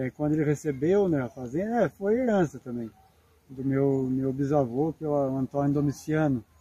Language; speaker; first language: Portuguese; native; Portuguese